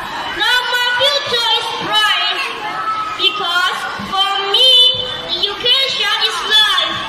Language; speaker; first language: English; non-native, learner; Thai